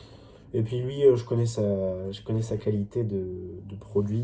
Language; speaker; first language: French; native; French